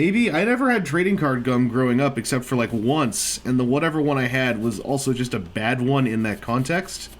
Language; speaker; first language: English; native; English